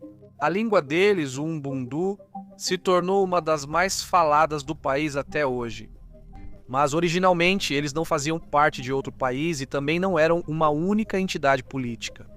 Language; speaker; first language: Portuguese; native; Portuguese